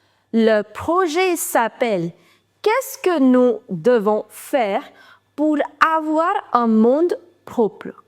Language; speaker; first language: French; non-native, fluent; Hindi